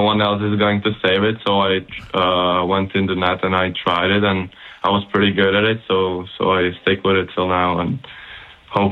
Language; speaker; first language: English; non-native, fluent; Czech